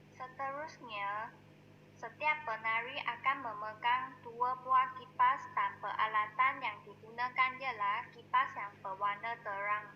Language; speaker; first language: Malay; non-native, local second language; Chinese